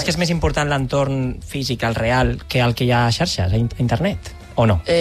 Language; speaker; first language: Catalan; native; Catalan